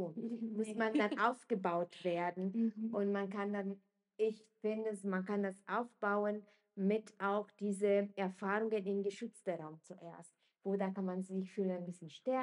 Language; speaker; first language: German; non-native, fluent; Italian